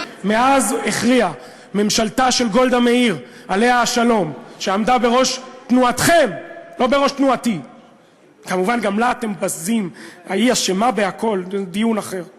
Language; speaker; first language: Hebrew; native; Hebrew